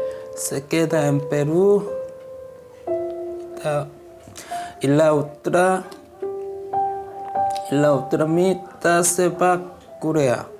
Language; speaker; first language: Spanish; non-native, learner; Korean